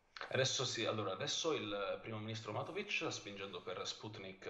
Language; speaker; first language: Italian; native; Italian